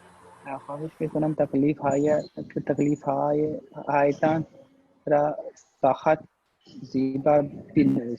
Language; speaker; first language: Persian; non-native, learner; Urdu